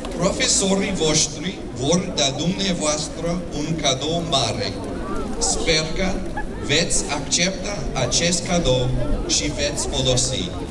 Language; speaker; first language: Romanian; non-native, learner; English